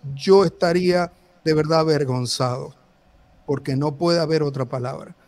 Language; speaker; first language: Spanish; native; Spanish